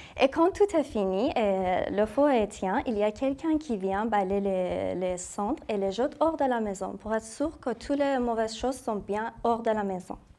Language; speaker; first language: French; non-native, fluent; Persian